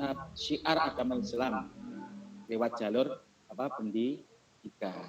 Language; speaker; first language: Indonesian; non-native, local second language; Javanese